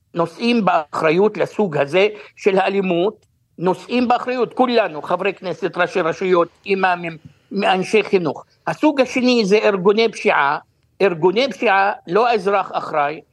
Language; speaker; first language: Hebrew; non-native, local second language; Arabic